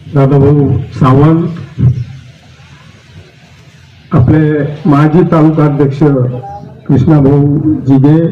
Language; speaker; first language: Marathi; native; Marathi